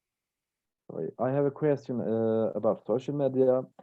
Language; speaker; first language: English; non-native, learner; Turkish